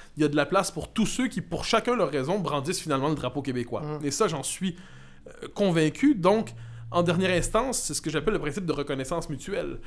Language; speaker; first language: French; native; French